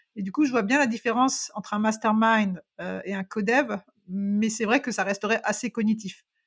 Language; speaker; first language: French; native; French